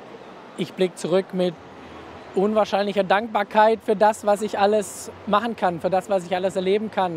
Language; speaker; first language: German; native; German